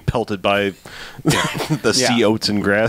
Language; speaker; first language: English; native; English